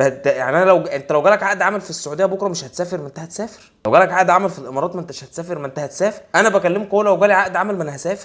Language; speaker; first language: Arabic; native; Arabic